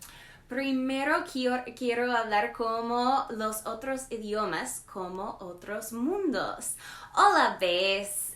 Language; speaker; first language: Spanish; non-native, learner; English